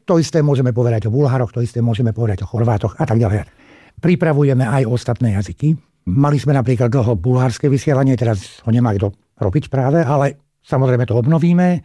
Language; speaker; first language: Slovak; non-native, local second language; Hungarian